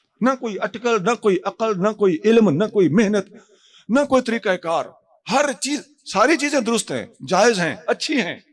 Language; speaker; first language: Urdu; non-native, local second language; Punjabi